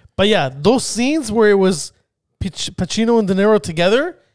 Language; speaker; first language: English; early bilingual, other home language; Spanish